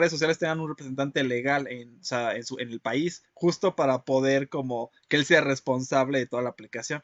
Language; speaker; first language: Spanish; native; Spanish